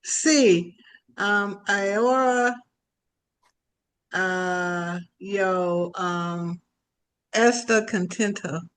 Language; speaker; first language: Spanish; non-native, learner; English